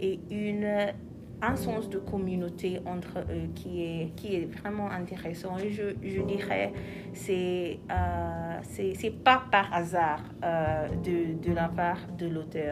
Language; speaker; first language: French; non-native, learner; English